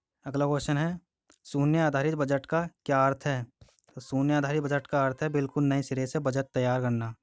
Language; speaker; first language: Hindi; native; Hindi